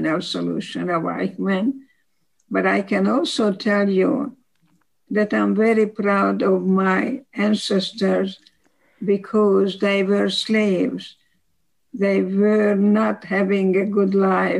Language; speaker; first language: English; non-native, fluent; Slovak